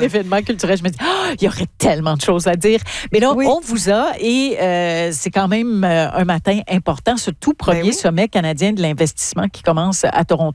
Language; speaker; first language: French; native; French